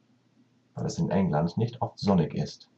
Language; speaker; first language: German; non-native, learner; English